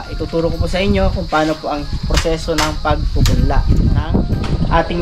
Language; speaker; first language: Filipino; native; Filipino